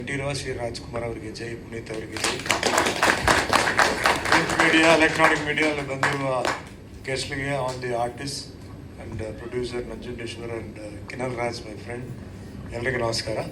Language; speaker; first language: Kannada; non-native, fluent; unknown